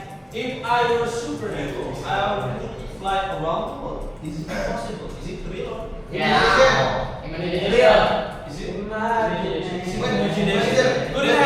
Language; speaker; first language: English; non-native, learner; Indonesian